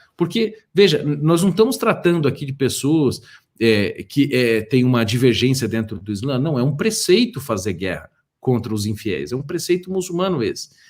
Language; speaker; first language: Portuguese; native; Portuguese